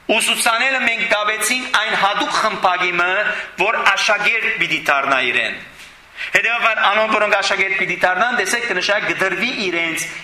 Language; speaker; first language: Armenian; early bilingual, heritage; Armenian